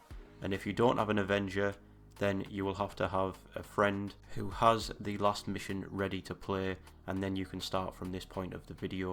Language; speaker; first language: English; native; English